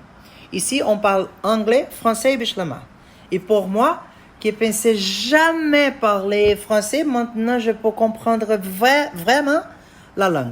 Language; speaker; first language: French; non-native, learner; Portuguese